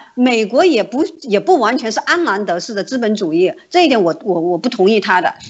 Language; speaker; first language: Chinese; native; Chinese